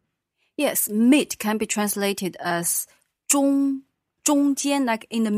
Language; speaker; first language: English; non-native, fluent; Chinese